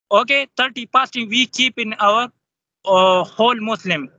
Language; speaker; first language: English; non-native, local second language; Pashto